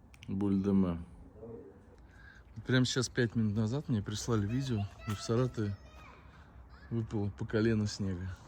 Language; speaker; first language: Russian; native; Russian